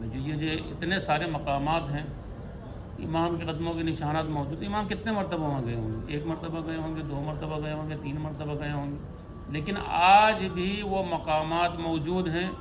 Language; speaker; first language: Urdu; native; Urdu